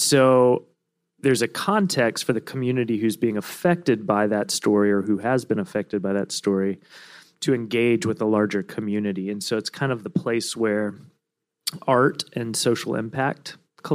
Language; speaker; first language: English; native; English